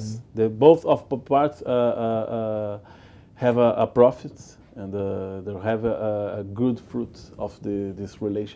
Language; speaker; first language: English; non-native, learner; Portuguese